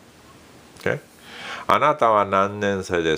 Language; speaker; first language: Japanese; non-native, fluent; English